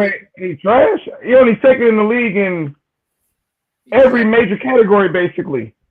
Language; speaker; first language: English; native; English